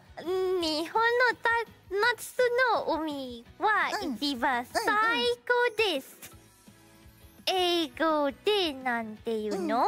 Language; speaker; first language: Japanese; non-native, fluent; Indonesian